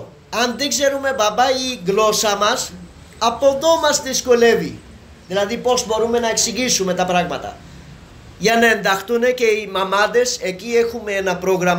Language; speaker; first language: Greek; non-native, learner; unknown